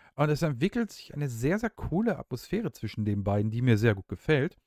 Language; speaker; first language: German; native; German